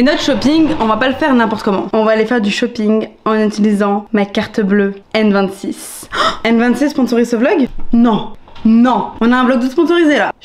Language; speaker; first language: French; native; French